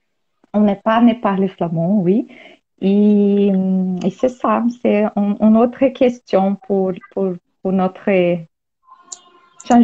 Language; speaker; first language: French; non-native, learner; Portuguese